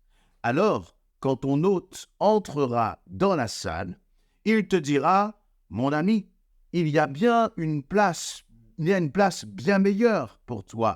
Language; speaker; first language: French; native; French